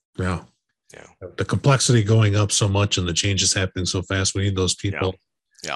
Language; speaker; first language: English; native; English